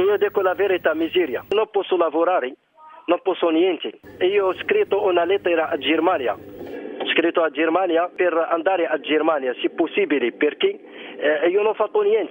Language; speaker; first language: Italian; non-native, learner; Arabic